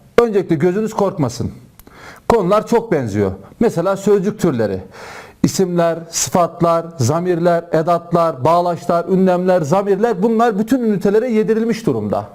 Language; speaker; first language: Turkish; native; Turkish